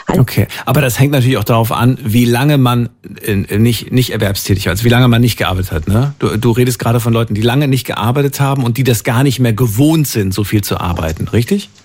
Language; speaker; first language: German; native; German